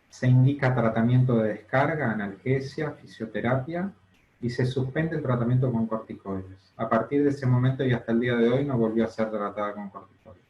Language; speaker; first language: Spanish; native; Spanish